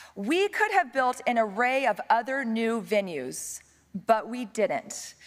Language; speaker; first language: English; native; English